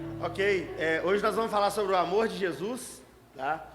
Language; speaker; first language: Portuguese; native; Portuguese